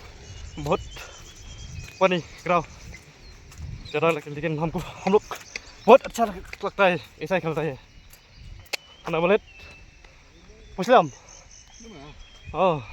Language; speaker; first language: Hindi; non-native, local second language; Khasi